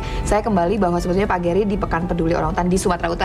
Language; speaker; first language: Indonesian; native; Indonesian